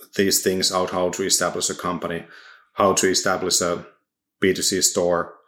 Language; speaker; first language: English; non-native, fluent; Finnish